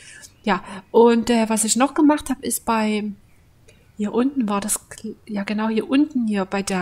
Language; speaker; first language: German; native; German